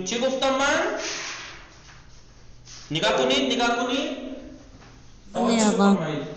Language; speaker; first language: Persian; non-native, fluent; Urdu